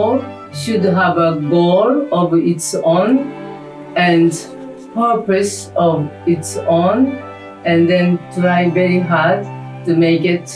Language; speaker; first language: English; non-native, fluent; Japanese